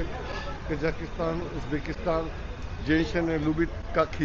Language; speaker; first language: Russian; non-native, learner; Hindi